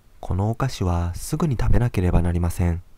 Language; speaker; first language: Japanese; non-native, fluent; Arabic